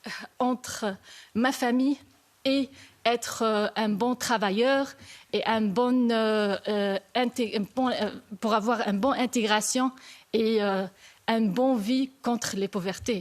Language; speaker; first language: French; non-native, learner; Arabic